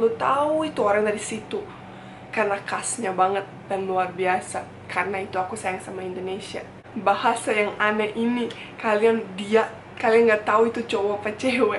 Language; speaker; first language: Indonesian; non-native, fluent; Bosnian